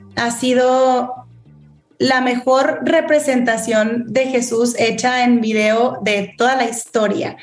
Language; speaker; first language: Spanish; native; Spanish